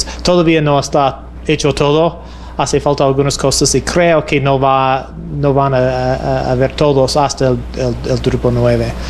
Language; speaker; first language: Spanish; non-native, fluent; English